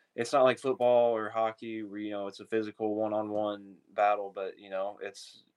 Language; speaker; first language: English; native; English